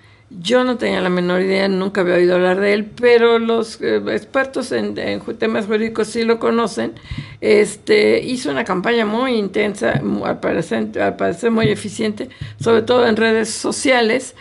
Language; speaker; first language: Spanish; native; Spanish